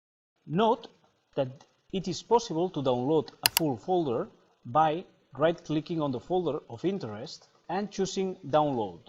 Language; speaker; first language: English; non-native, fluent; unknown